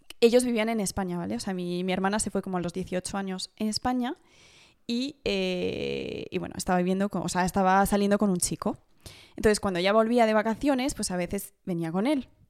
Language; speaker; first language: Spanish; early bilingual, heritage; Spanish